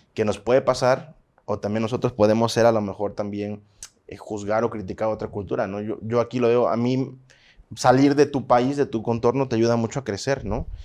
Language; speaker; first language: Spanish; native; Spanish